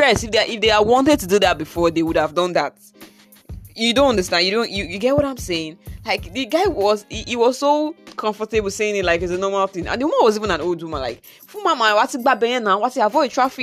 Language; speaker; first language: English; non-native, local second language; Yoruba